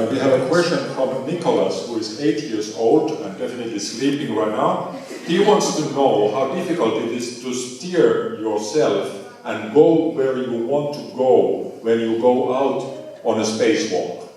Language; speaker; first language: English; non-native, fluent; Finnish